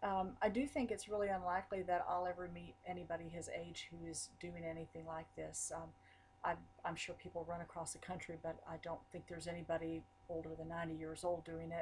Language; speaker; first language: English; native; English